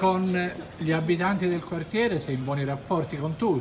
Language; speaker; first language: Italian; native; Italian